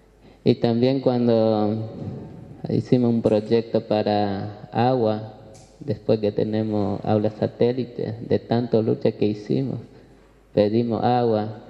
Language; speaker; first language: Spanish; non-native, local second language; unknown